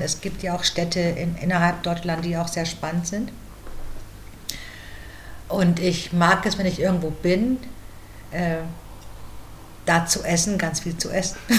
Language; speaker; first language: German; native; German